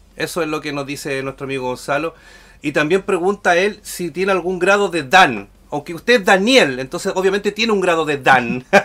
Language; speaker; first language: Spanish; native; Spanish